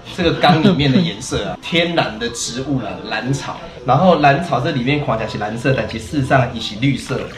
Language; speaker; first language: Chinese; native; Chinese